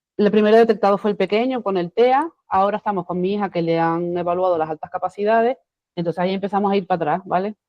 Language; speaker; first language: Spanish; native; Spanish